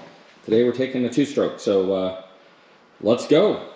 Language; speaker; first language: English; native; English